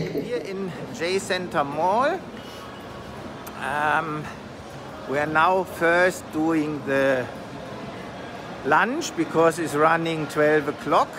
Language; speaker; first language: English; non-native, fluent; German